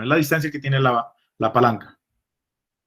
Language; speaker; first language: Spanish; native; Spanish